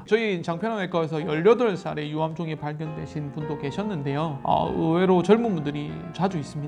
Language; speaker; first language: Korean; native; Korean